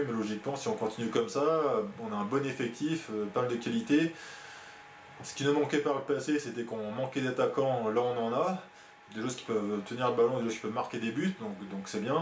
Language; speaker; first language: French; native; French